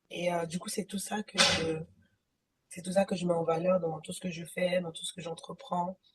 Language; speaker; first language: French; early bilingual, other home language; Haitian Creole